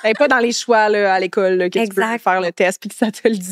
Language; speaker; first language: French; native; French